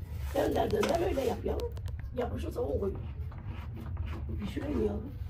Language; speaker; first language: Turkish; native; Turkish